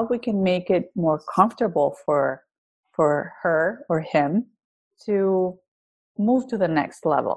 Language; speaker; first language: English; non-native, fluent; Greek